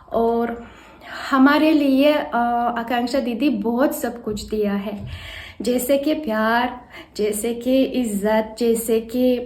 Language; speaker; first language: Hindi; non-native, learner; Tajik